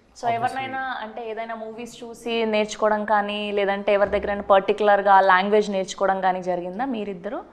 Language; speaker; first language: Telugu; native; Telugu